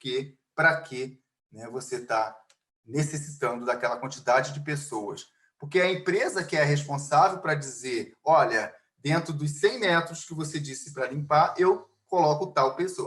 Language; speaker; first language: Portuguese; native; Portuguese